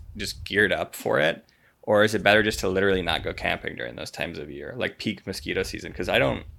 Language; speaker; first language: English; native; English